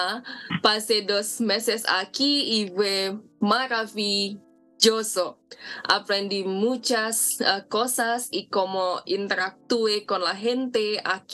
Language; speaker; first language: Spanish; non-native, learner; Indonesian